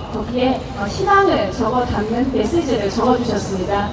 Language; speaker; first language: Korean; native; Korean